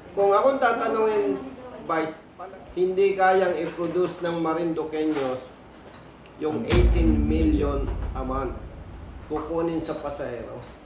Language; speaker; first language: Filipino; native; Filipino